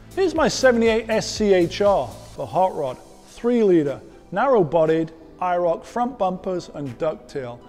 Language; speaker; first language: English; native; English